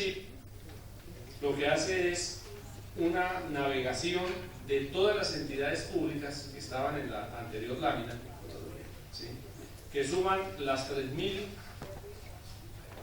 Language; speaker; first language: Spanish; native; Spanish